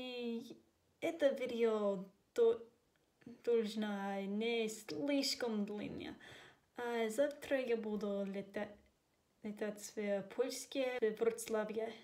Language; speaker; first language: Russian; non-native, learner; English